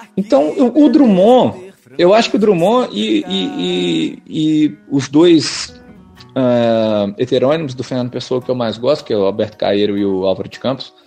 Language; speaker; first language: Portuguese; native; Portuguese